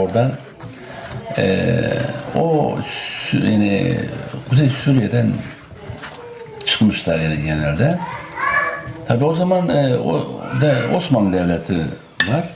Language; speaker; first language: Turkish; non-native, local second language; Kurdish